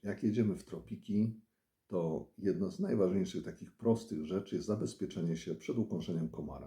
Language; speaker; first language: Polish; native; Polish